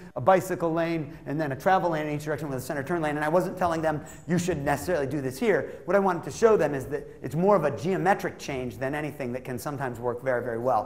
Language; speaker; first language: English; native; English